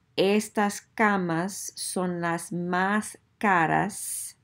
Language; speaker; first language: Spanish; non-native, fluent; English